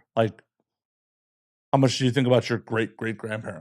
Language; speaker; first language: English; native; English